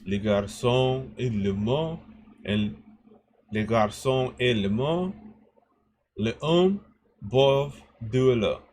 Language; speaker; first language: French; non-native, learner; English